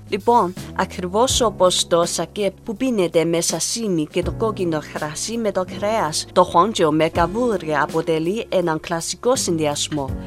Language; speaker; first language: Greek; non-native, fluent; Chinese